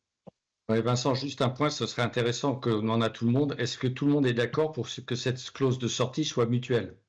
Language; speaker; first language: French; native; French